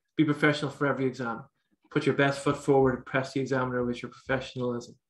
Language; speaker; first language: English; native; English